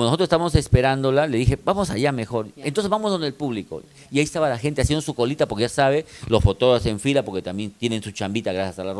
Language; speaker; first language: Spanish; native; Spanish